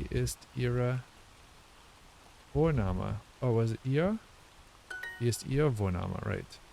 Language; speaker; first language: German; non-native, learner; English